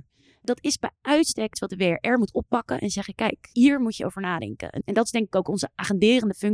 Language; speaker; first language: Dutch; native; Dutch